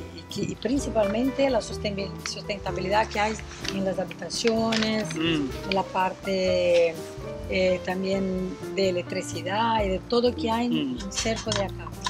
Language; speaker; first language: Spanish; non-native, fluent; Portuguese